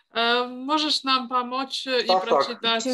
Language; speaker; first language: Ukrainian; non-native, learner; Polish